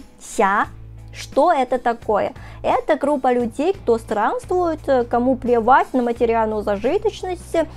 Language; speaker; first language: Russian; non-native, fluent; Chinese